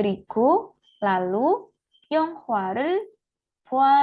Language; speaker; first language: Korean; non-native, fluent; Indonesian